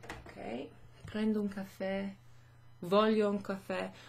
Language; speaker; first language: Italian; non-native, fluent; English